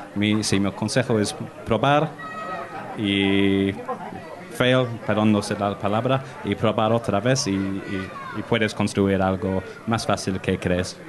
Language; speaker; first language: Spanish; non-native, learner; English